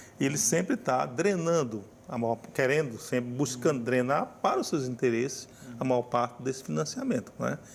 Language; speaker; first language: Portuguese; native; Portuguese